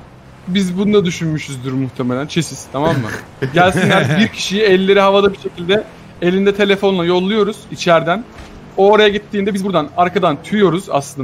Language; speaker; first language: Turkish; native; Turkish